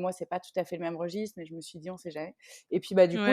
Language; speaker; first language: French; native; French